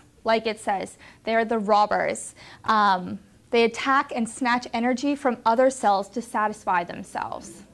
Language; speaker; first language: English; native; English